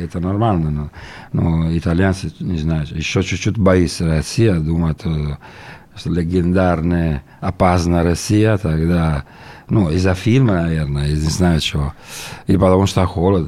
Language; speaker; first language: Russian; non-native, learner; Italian